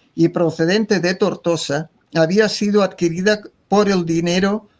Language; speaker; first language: Spanish; non-native, local second language; Catalan